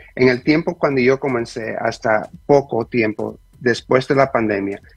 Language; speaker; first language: Spanish; early bilingual, heritage; Spanish